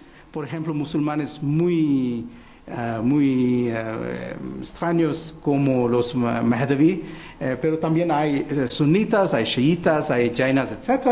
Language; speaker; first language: Spanish; non-native, fluent; Portuguese